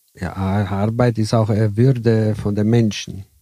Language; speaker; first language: German; early bilingual, heritage; Italian